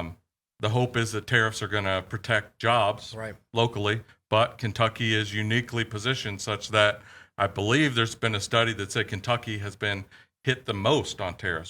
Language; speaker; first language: English; native; English